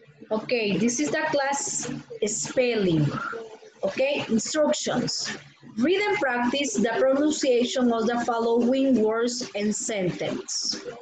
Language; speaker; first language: English; non-native, learner; Spanish